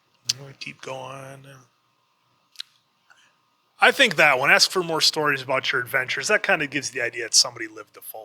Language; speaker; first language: English; native; English